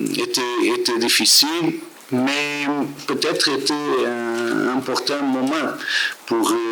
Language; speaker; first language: French; non-native, learner; Portuguese